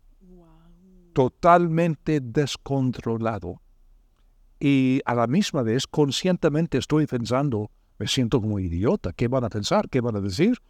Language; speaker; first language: Spanish; non-native, fluent; English